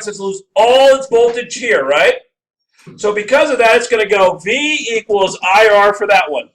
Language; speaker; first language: English; native; English